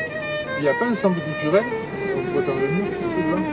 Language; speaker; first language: French; native; French